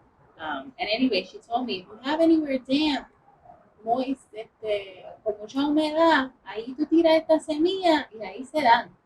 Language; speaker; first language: Spanish; early bilingual, heritage; English